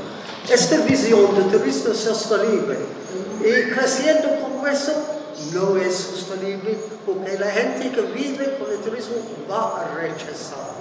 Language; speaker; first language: Spanish; non-native, fluent; English